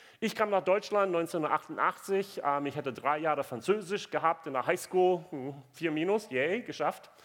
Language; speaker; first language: German; non-native, fluent; English